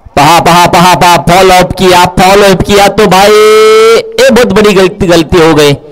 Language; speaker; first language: Hindi; non-native, local second language; Marathi